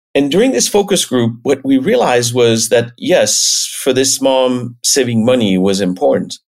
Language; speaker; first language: English; non-native, fluent; French